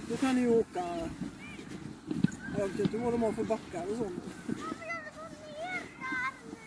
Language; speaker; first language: Swedish; native; Swedish